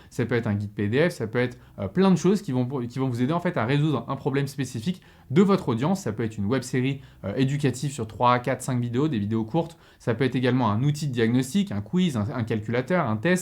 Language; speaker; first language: French; native; French